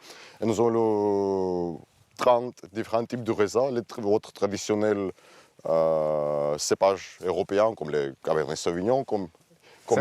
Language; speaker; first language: French; non-native, fluent; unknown